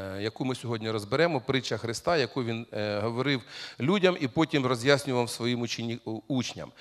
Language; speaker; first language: Ukrainian; non-native, local second language; Russian